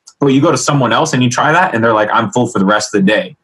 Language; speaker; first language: English; early bilingual, other home language; Spanish